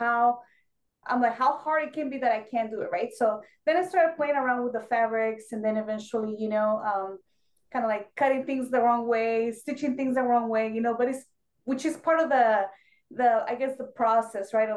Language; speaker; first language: English; non-native, fluent; Spanish